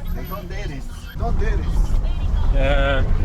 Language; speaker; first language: English; non-native, learner; Spanish